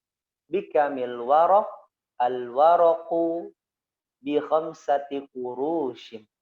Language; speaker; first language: Arabic; non-native, fluent; Indonesian